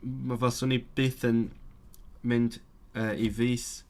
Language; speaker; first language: Welsh; non-native, learner; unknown